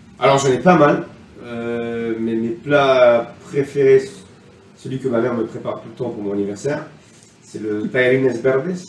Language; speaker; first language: French; non-native, fluent; Spanish